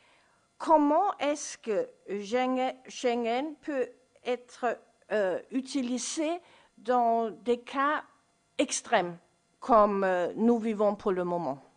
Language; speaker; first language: French; non-native, fluent; Danish